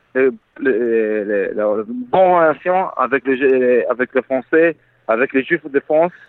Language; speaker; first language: French; non-native, fluent; Hebrew